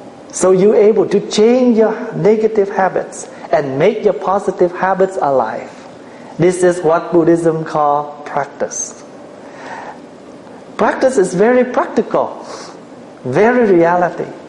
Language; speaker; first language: English; non-native, fluent; Vietnamese